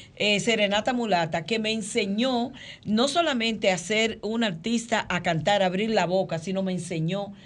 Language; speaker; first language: Spanish; early bilingual, heritage; Spanish